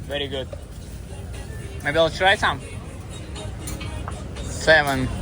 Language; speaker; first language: English; non-native, fluent; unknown